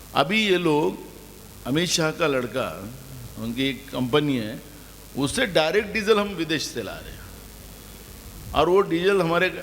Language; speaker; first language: Hindi; non-native, local second language; Marathi